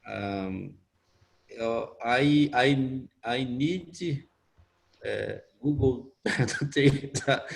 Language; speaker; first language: English; non-native, learner; Portuguese